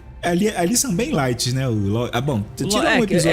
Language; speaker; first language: Portuguese; native; Portuguese